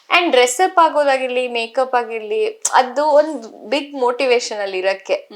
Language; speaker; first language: Kannada; native; Kannada